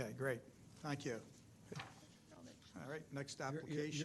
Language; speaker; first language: English; native; English